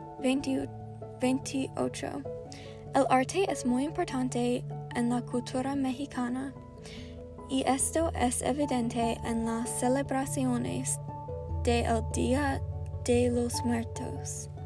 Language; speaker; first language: Spanish; non-native, learner; English